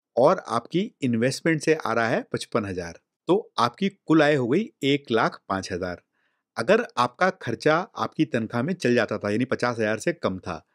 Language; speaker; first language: Hindi; native; Hindi